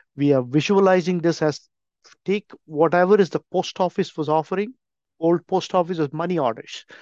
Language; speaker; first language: English; non-native, local second language; Tamil